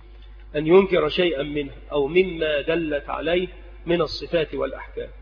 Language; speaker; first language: Arabic; native; Arabic